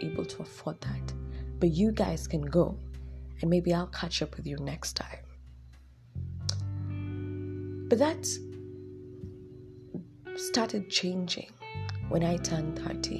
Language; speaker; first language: English; non-native, local second language; Swahili